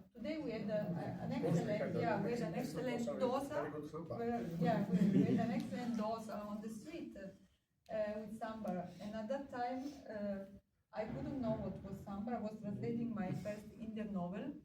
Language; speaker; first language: English; non-native, fluent; Italian